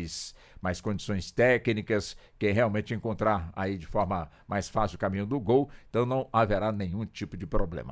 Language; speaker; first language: Portuguese; native; Portuguese